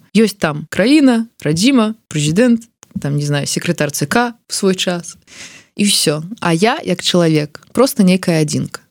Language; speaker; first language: Belarusian; non-native, local second language; Russian